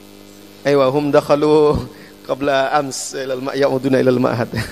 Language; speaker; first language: Arabic; non-native, fluent; Indonesian